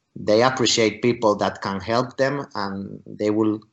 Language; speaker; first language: English; non-native, fluent; Spanish